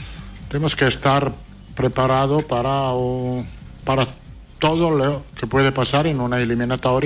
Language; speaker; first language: Portuguese; non-native, fluent; Italian